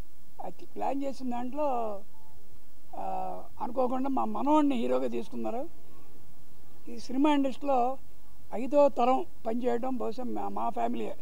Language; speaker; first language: Telugu; native; Telugu